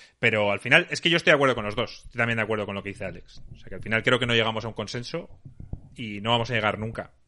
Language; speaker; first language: Spanish; native; Spanish